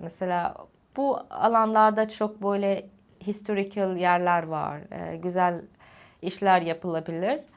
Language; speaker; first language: Turkish; non-native, fluent; Arabic